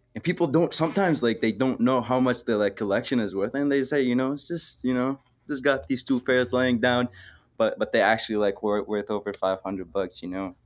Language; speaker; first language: English; early bilingual, other home language; Arabic